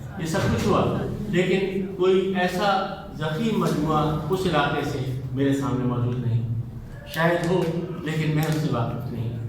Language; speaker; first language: Urdu; native; Urdu